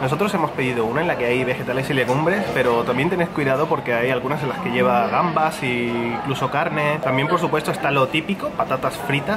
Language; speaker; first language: Spanish; native; Spanish